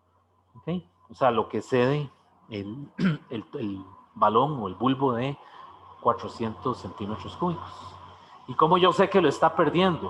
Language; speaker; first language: Spanish; native; Spanish